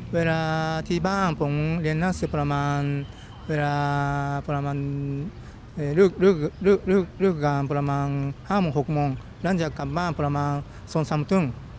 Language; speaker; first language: Thai; non-native, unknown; Japanese